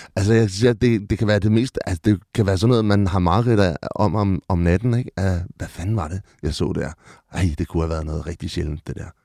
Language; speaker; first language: Danish; native; Danish